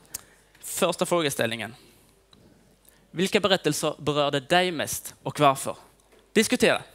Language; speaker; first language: Swedish; native; Swedish